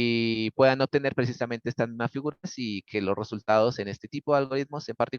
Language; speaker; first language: Spanish; native; Spanish